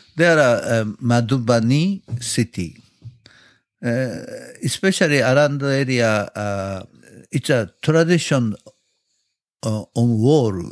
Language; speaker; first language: English; non-native, learner; Japanese